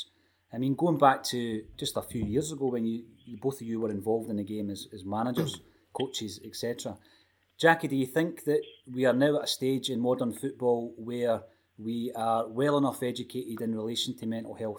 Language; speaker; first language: English; native; English